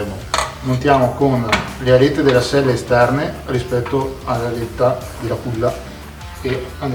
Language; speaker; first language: Italian; native; Italian